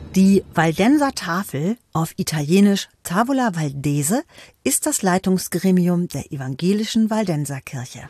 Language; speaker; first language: German; native; German